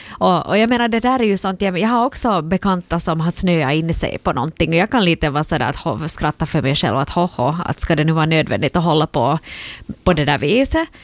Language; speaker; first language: Swedish; native; Swedish